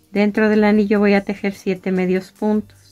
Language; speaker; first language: Spanish; native; Spanish